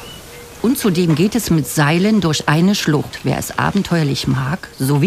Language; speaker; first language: German; native; German